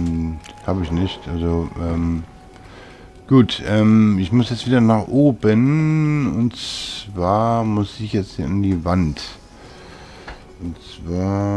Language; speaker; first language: German; native; German